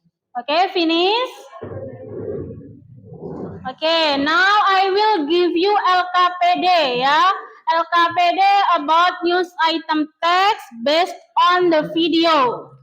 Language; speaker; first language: English; non-native, learner; Indonesian